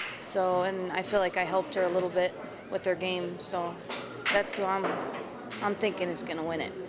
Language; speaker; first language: English; native; English